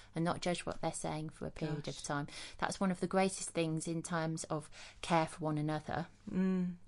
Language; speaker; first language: English; native; English